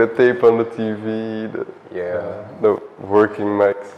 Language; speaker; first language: English; non-native, fluent; Dutch